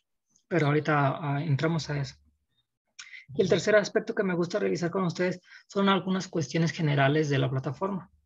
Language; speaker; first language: Spanish; native; Spanish